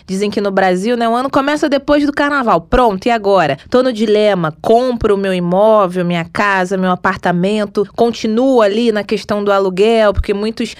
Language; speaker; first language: Portuguese; native; Portuguese